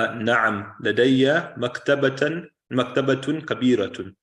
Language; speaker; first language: Arabic; non-native, learner; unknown